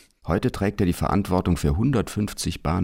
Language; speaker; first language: German; native; German